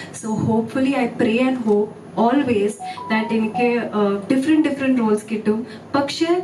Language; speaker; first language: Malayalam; early bilingual, heritage; Malayalam